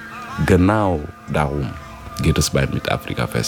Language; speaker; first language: German; non-native, fluent; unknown